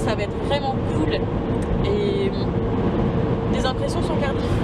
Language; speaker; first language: French; native; French